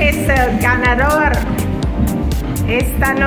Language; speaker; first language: Spanish; non-native, learner; English